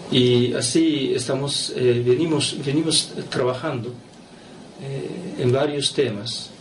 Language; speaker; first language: Spanish; non-native, fluent; Japanese